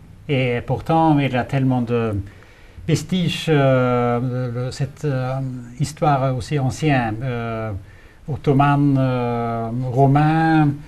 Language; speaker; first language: French; non-native, fluent; Swedish